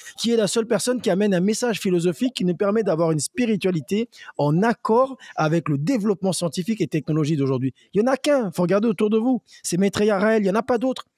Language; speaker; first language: French; native; French